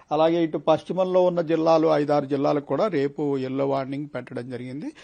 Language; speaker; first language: Telugu; native; Telugu